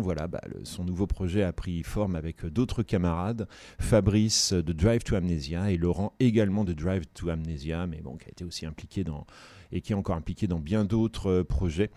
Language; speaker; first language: French; native; French